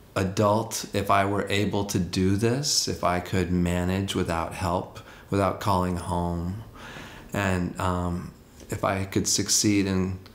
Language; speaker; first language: English; native; English